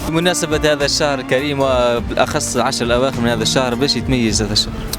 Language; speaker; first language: Arabic; native; Arabic